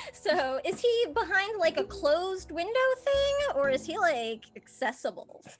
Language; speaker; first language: English; native; English